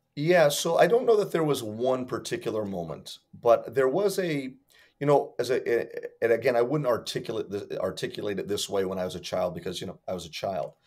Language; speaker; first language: English; native; English